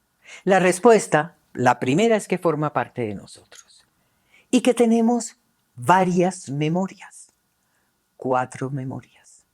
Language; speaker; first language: Spanish; native; Spanish